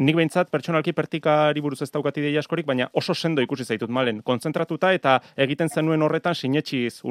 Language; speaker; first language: Basque; native; Basque